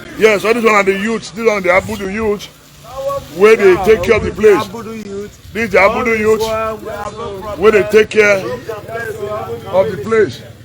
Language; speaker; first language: Nigerian Pidgin; non-native, local second language; Bini